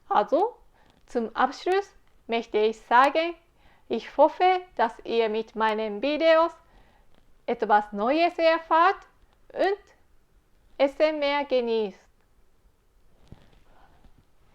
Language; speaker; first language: German; non-native, fluent; Japanese